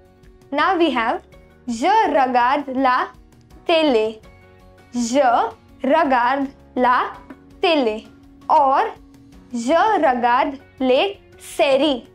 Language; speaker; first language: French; non-native, fluent; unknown